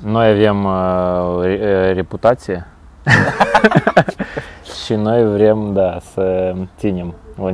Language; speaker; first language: Romanian; non-native, local second language; Russian